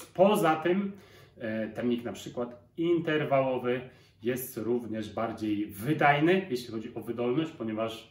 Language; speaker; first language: Polish; native; Polish